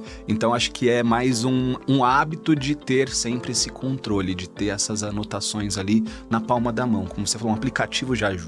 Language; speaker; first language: Portuguese; native; Portuguese